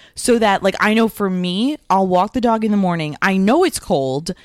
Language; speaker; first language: English; native; English